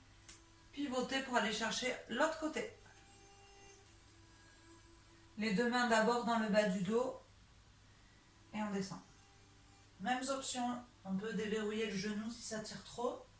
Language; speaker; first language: French; native; French